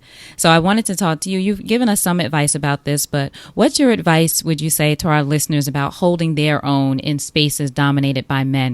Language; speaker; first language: English; native; English